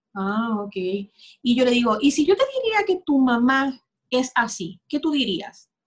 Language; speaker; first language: Spanish; native; Spanish